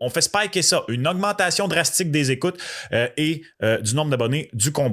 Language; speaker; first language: French; native; French